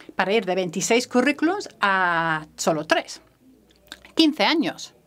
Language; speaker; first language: Spanish; non-native, fluent; French